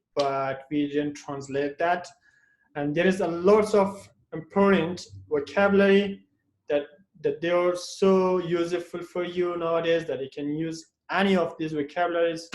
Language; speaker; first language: English; non-native, fluent; Persian